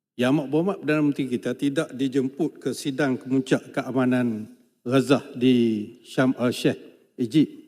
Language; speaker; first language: Malay; native; Malay